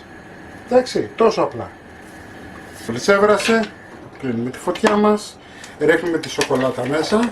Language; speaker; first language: Greek; native; Greek